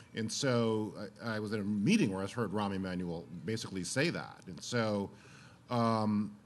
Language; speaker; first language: English; native; English